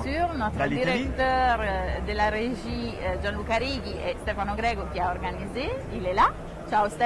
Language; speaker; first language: French; non-native, fluent; Italian